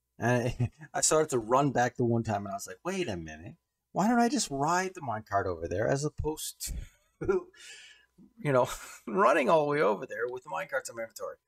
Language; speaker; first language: English; native; English